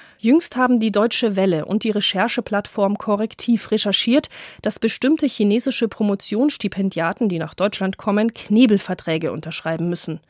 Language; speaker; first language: German; native; German